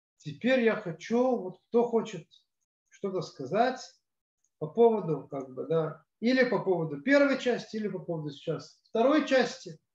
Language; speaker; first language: Russian; native; Russian